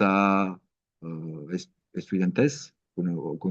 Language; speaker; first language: Spanish; non-native, learner; French